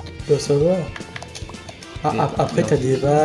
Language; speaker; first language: French; native; French